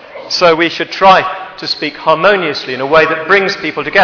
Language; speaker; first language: English; native; English